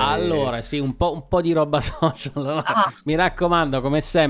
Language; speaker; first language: Italian; native; Italian